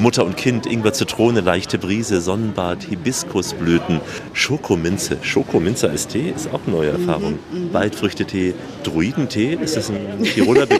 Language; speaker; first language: German; native; German